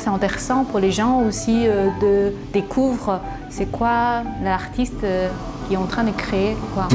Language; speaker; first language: French; non-native, fluent; Chinese